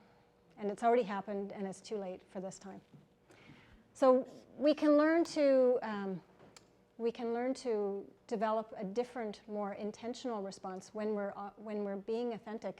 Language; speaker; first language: English; native; English